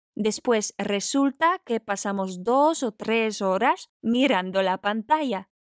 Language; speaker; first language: Spanish; non-native, fluent; Polish